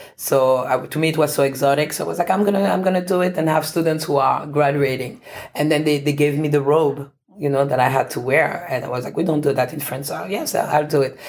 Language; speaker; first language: English; non-native, fluent; French